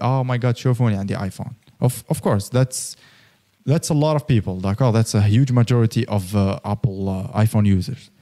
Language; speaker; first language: English; non-native, fluent; Arabic